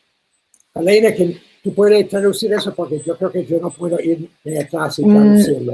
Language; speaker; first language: Spanish; non-native, learner; English